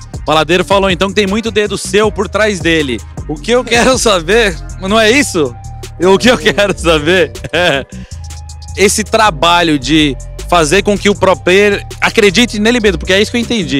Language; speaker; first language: Portuguese; native; Portuguese